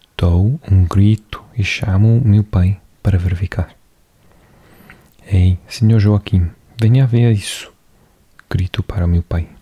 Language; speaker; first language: Portuguese; non-native, learner; English